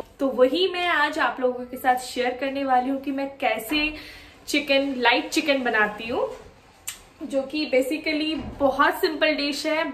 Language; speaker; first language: Hindi; non-native, local second language; Bangla